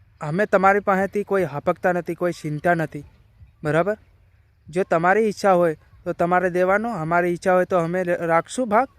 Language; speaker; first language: Gujarati; non-native, local second language; Bhili